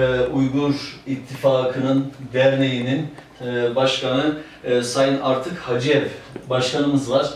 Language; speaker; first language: Turkish; native; Turkish